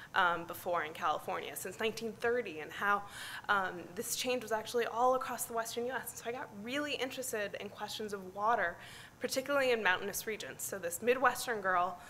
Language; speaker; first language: English; native; English